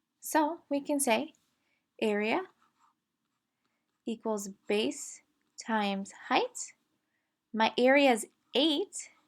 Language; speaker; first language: English; native; English